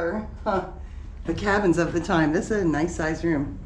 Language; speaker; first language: English; native; English